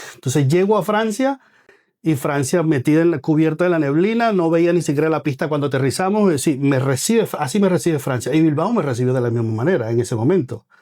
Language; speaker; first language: Spanish; native; Spanish